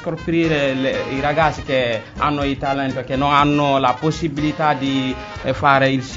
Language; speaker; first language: Italian; non-native, learner; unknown